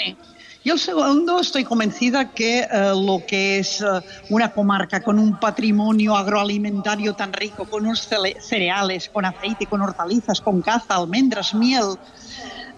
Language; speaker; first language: Spanish; non-native, local second language; Catalan